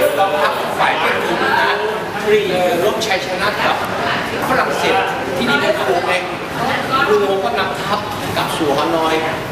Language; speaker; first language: Thai; non-native, fluent; Vietnamese